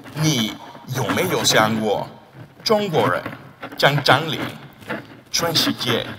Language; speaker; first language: Chinese; non-native, fluent; Spanish